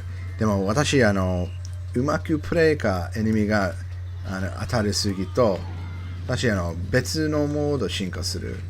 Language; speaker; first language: Japanese; non-native, learner; English